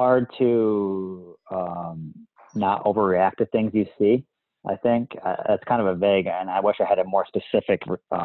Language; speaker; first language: English; native; English